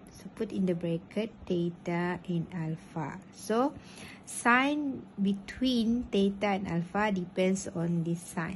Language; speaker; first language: English; non-native, local second language; Malay